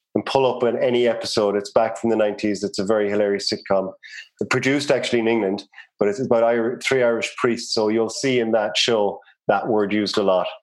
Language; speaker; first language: English; native; English